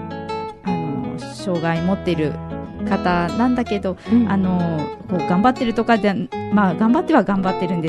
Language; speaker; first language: Japanese; native; Japanese